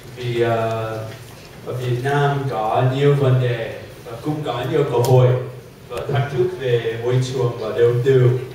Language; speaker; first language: Vietnamese; non-native, learner; English